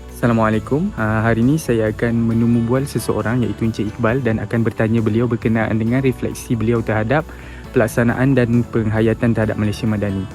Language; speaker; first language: Malay; native; Malay